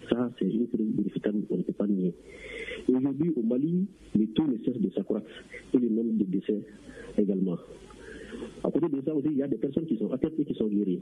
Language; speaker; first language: French; non-native, local second language; Bambara